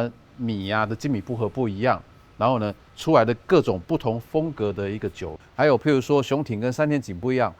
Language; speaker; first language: Chinese; native; Chinese